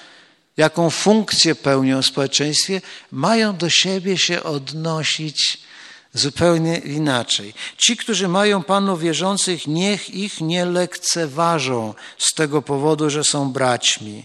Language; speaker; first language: Polish; native; Polish